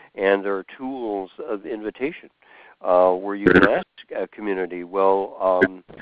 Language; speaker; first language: English; native; English